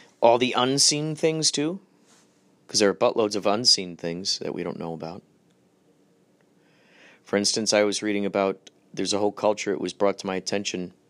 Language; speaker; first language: English; native; English